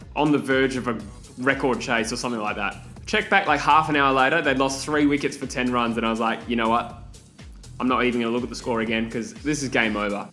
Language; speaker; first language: English; native; English